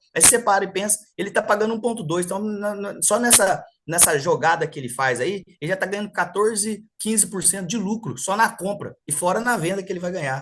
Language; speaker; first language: Portuguese; native; Portuguese